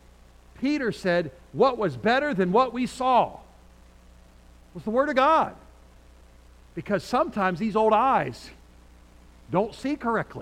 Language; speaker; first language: English; native; English